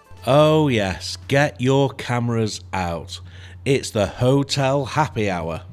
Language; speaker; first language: English; native; English